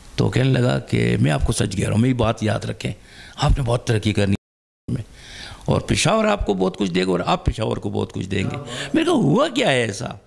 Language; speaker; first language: Urdu; non-native, local second language; Pashto